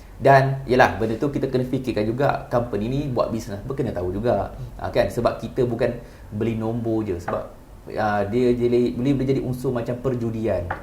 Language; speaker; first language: Malay; native; Malay